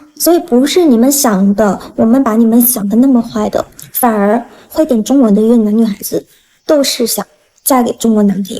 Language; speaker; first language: Chinese; non-native, fluent; Vietnamese